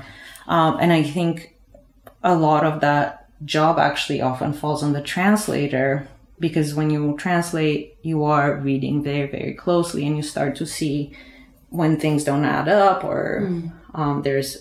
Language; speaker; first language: English; non-native, fluent; Bulgarian